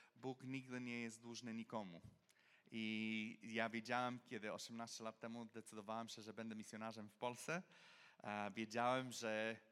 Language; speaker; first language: Polish; non-native, fluent; English